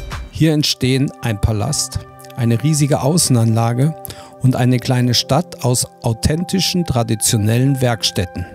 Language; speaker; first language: German; native; German